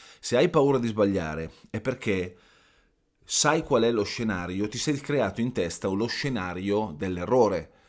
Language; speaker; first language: Italian; native; Italian